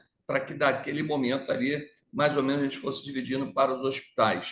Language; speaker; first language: Portuguese; native; Portuguese